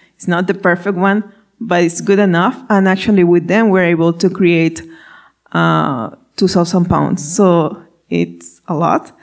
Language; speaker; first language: English; non-native, fluent; Spanish